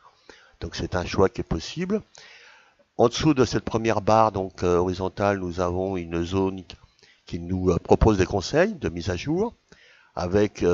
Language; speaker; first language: French; native; French